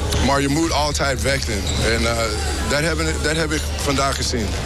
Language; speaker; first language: Dutch; non-native, fluent; English